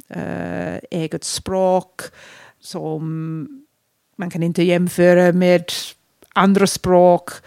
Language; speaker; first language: Swedish; non-native, fluent; English